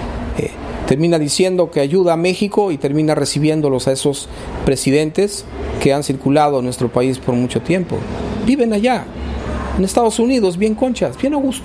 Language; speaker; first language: Spanish; native; Spanish